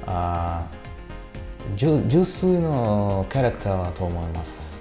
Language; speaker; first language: Japanese; non-native, learner; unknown